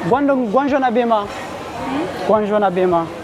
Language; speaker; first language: Chinese; non-native, learner; Amharic